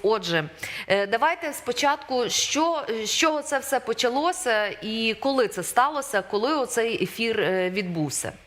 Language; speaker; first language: Ukrainian; native; Ukrainian